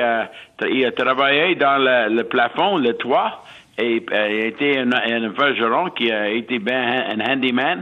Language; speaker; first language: French; non-native, fluent; English